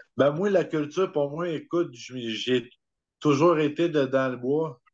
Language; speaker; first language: French; native; French